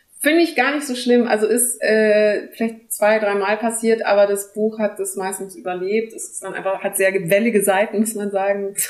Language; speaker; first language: German; early bilingual, other home language; French